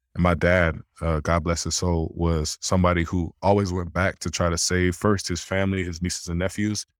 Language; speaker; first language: English; early bilingual, other home language; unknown